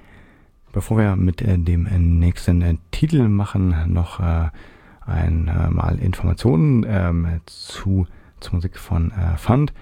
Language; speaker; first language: German; native; German